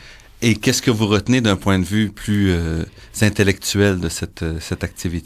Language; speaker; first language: French; native; French